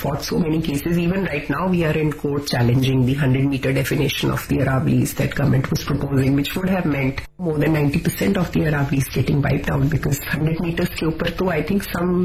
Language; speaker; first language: English; non-native, local second language; Hindi